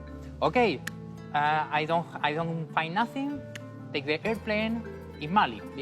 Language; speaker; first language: English; non-native, learner; Spanish